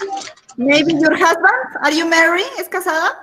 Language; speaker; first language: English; non-native, learner; Spanish